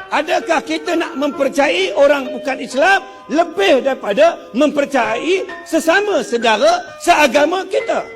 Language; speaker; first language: Malay; non-native, local second language; Chinese